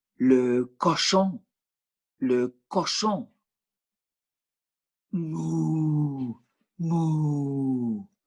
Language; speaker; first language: French; non-native, fluent; English